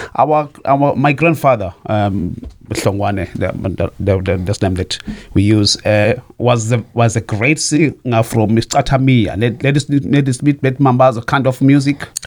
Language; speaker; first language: English; non-native, fluent; Zulu